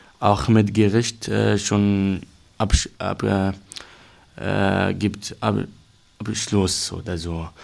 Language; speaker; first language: German; non-native, learner; Arabic